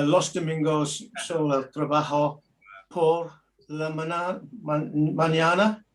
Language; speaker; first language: Spanish; non-native, learner; English